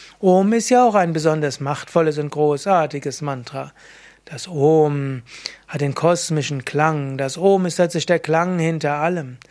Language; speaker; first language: German; native; German